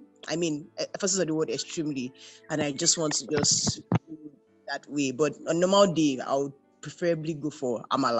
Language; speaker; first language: English; non-native, local second language; Yoruba